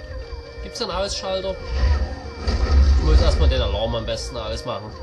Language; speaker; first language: German; native; German